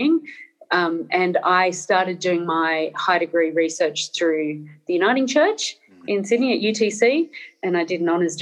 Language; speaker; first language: English; native; English